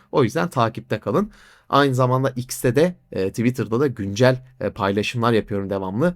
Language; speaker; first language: Turkish; native; Turkish